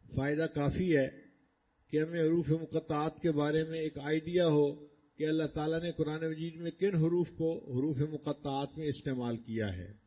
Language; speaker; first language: Urdu; non-native, local second language; Punjabi